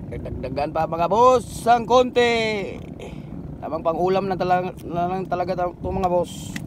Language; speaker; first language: Filipino; non-native, local second language; Cebuano